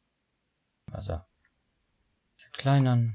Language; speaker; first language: German; native; German